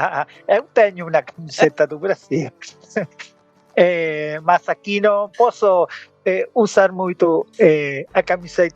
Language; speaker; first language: Portuguese; non-native, learner; Spanish